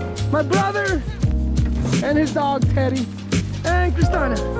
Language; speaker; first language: English; early bilingual, other home language; Spanish